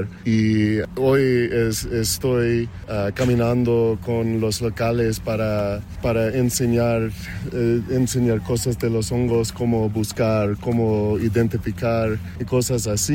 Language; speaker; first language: Spanish; non-native, fluent; English